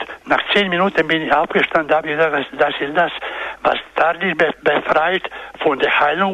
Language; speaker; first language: German; non-native, fluent; Croatian